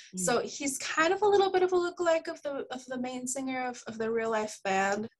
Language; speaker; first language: English; early bilingual, other home language; Spanish